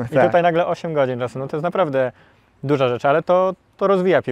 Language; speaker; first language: Polish; native; Polish